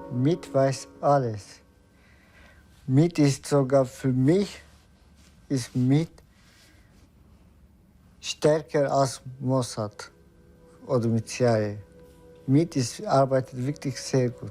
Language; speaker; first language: German; non-native, learner; Turkish